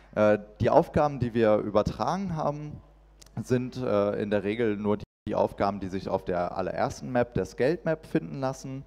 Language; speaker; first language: German; native; German